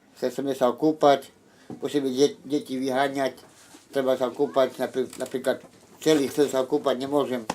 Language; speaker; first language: Slovak; non-native, local second language; Romany